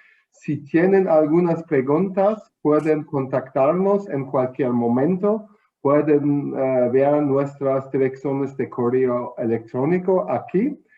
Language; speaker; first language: Spanish; non-native, fluent; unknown